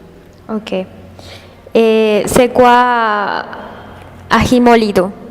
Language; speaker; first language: French; non-native, learner; Spanish